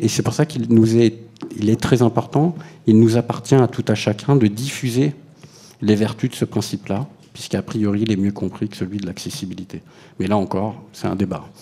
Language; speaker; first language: French; native; French